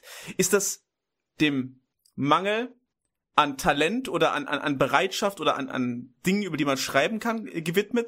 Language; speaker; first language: German; native; German